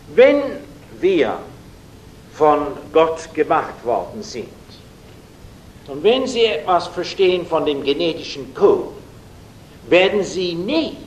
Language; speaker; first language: German; non-native, fluent; English